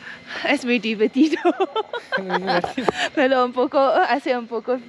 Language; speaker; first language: Spanish; non-native, learner; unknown